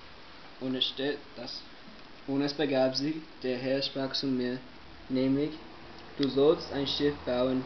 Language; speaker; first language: German; non-native, learner; English